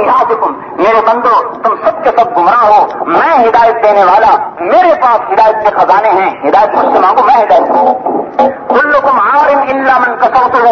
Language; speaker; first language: Urdu; non-native, local second language; Punjabi